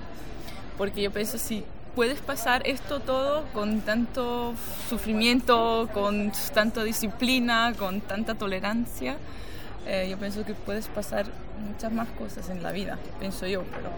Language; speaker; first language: Spanish; non-native, fluent; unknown